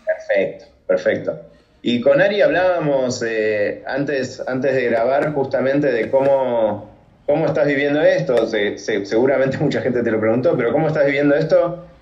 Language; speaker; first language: Spanish; native; Spanish